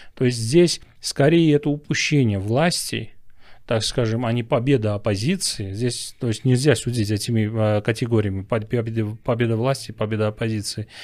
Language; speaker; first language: Russian; non-native, local second language; Armenian